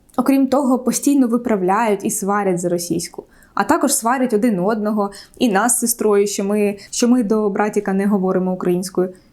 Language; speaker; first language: Ukrainian; non-native, local second language; Russian